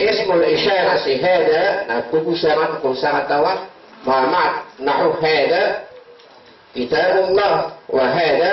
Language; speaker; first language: Arabic; non-native, fluent; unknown